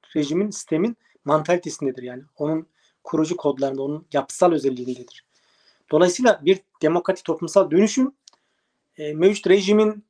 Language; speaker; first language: Turkish; native; Turkish